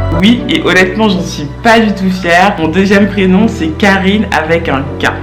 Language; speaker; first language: French; native; French